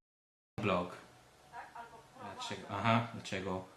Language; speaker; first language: Polish; non-native, learner; English